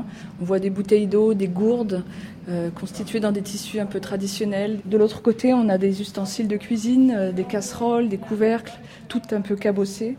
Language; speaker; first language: French; native; French